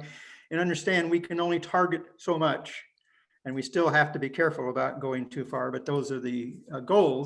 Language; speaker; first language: English; native; English